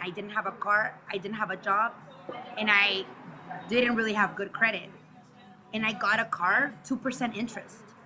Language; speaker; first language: English; early bilingual, other home language; Spanish